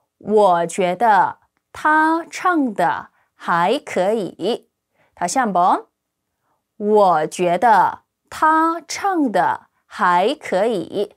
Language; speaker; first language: Chinese; non-native, fluent; Korean